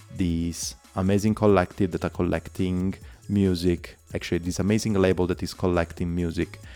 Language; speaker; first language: English; non-native, fluent; Italian